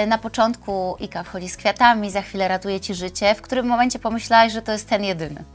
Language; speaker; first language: Polish; native; Polish